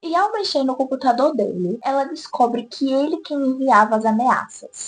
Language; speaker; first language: Portuguese; native; Portuguese